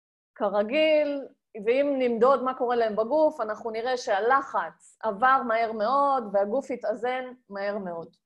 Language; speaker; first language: Hebrew; native; Hebrew